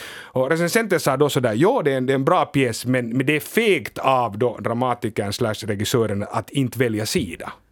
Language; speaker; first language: Swedish; native; Swedish